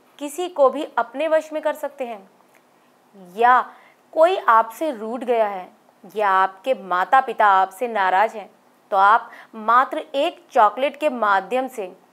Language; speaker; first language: Hindi; native; Hindi